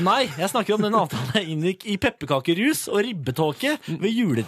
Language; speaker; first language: Norwegian; native; Norwegian